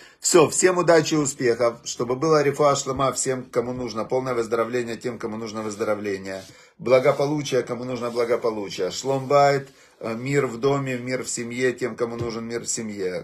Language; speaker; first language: Russian; native; Russian